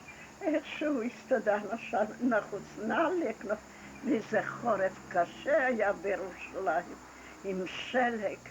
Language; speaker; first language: Hebrew; non-native, fluent; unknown